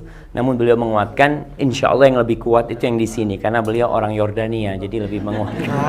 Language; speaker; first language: Indonesian; native; Indonesian